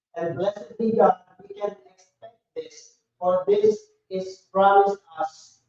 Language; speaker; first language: English; non-native, local second language; Filipino